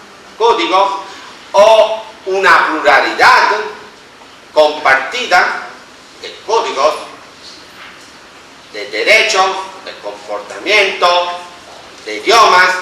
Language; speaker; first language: Spanish; non-native, fluent; Italian